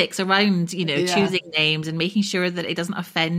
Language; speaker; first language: English; native; English